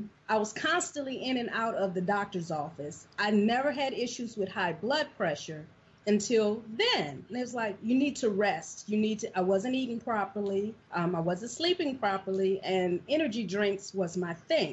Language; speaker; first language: English; native; English